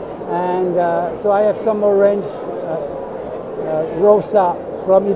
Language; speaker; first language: English; non-native, fluent; French